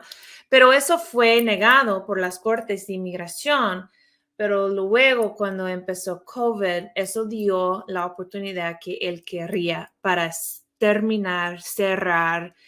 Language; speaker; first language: Spanish; non-native, fluent; English